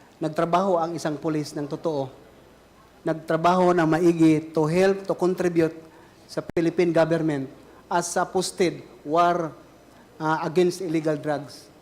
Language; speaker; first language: Filipino; non-native, local second language; Cebuano